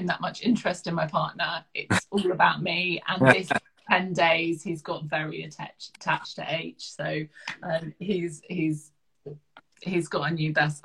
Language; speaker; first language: English; native; English